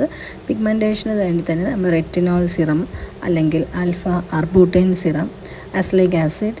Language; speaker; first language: Malayalam; native; Malayalam